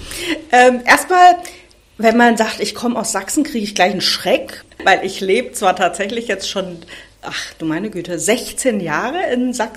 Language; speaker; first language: German; native; German